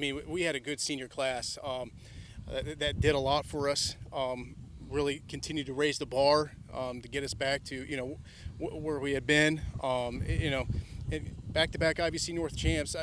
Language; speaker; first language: English; native; English